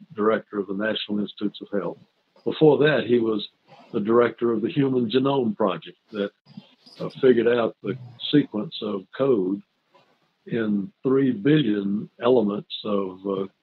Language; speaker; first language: English; native; English